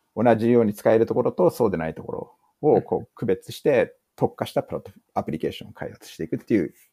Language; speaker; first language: Japanese; early bilingual, heritage; English